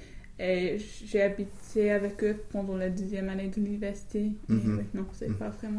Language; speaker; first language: French; non-native, fluent; English